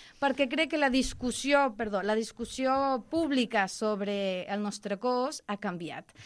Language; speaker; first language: Catalan; non-native, local second language; Spanish